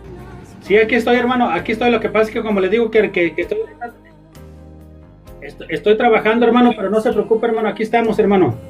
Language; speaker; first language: Spanish; native; Spanish